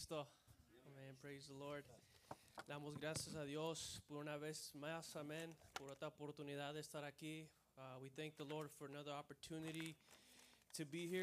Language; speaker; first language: English; early bilingual, other home language; Spanish